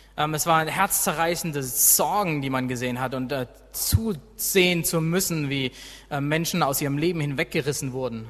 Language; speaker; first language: German; native; German